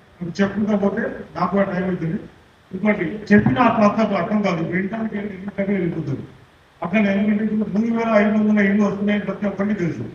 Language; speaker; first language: Telugu; non-native, local second language; Urdu